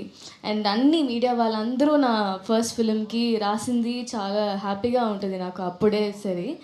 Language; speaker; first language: Telugu; non-native, fluent; Tamil